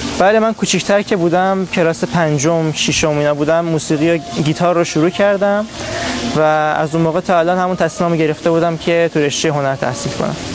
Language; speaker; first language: Persian; non-native, local second language; Azerbaijani